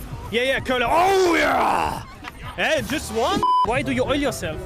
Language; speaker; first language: English; non-native, learner; German